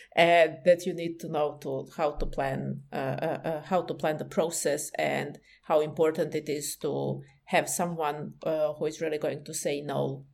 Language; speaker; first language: English; non-native, fluent; Serbian